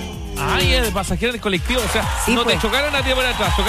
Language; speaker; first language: Spanish; native; Spanish